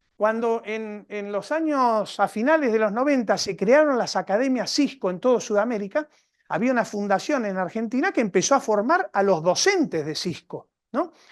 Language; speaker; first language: Spanish; native; Spanish